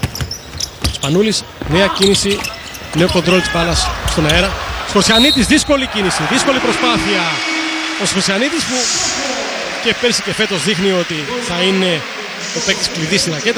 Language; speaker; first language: Greek; native; Greek